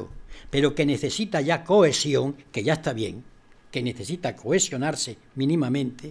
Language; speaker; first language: Spanish; native; Spanish